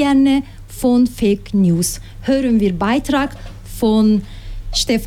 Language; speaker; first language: German; non-native, learner; Spanish